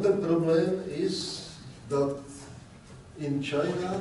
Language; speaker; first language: English; non-native, learner; Czech